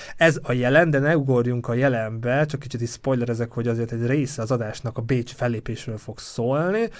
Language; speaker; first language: Hungarian; native; Hungarian